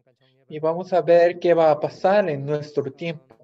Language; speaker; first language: Spanish; non-native, fluent; Korean